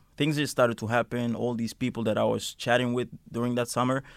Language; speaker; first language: English; non-native, fluent; Finnish